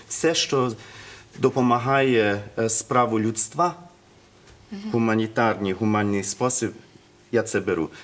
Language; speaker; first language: Ukrainian; early bilingual, heritage; Ukrainian